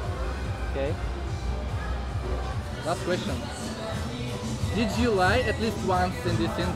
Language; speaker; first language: English; non-native, learner; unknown